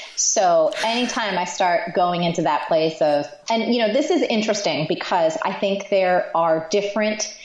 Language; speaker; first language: English; native; English